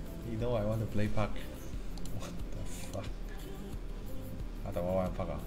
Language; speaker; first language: English; non-native, local second language; Chinese